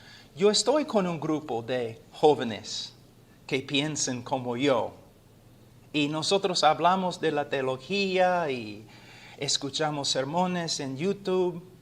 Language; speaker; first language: Spanish; non-native, fluent; English